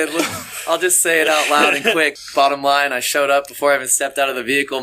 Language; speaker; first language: English; native; English